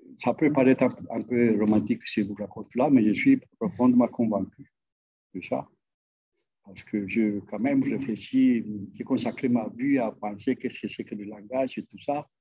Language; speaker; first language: French; non-native, fluent; Spanish